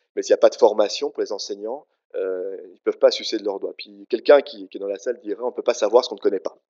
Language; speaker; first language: French; native; French